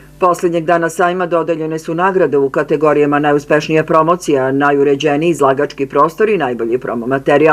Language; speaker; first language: Serbian; native; Serbian